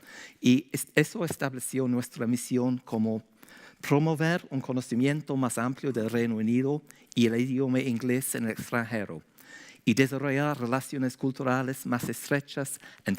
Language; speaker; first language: Spanish; non-native, fluent; English